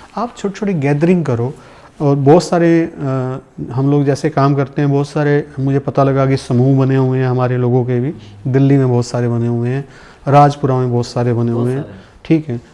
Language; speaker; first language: Hindi; non-native, local second language; Punjabi